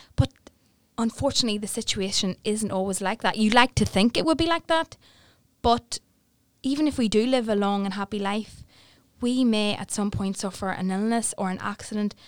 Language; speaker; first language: English; native; English